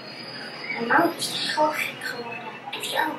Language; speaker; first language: Dutch; early bilingual, heritage; Dutch